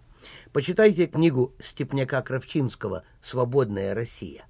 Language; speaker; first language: Russian; native; Russian